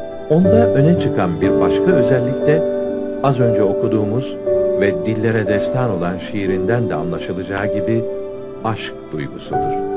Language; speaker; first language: Turkish; native; Turkish